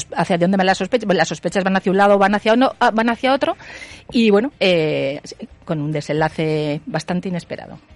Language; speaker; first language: Spanish; native; Spanish